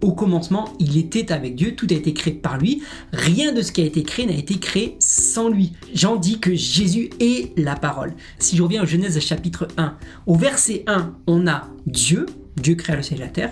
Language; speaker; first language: French; native; French